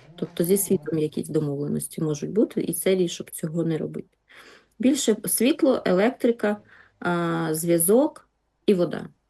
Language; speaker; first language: Ukrainian; native; Ukrainian